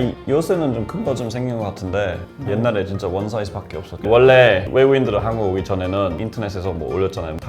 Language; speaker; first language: Korean; non-native, fluent; English